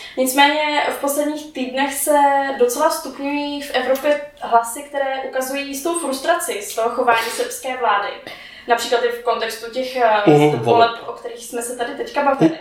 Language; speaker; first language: Czech; native; Czech